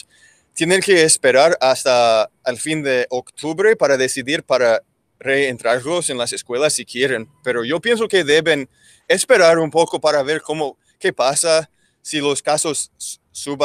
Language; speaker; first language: Spanish; non-native, learner; English